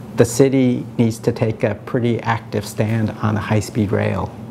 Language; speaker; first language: English; native; English